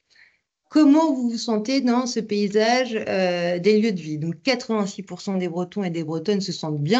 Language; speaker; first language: French; native; French